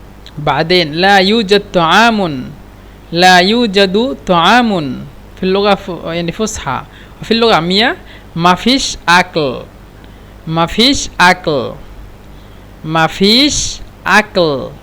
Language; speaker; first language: Arabic; non-native, fluent; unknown